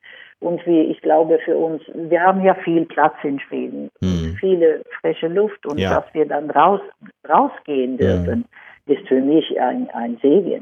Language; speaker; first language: German; non-native, fluent; Swedish